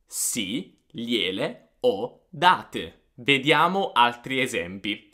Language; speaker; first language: Italian; native; Italian